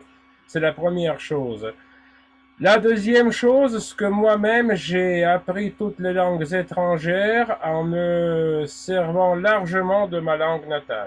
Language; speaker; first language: French; non-native, fluent; Russian